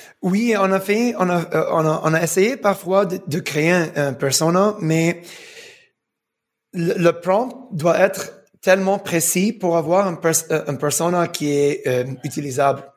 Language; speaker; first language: French; early bilingual, heritage; French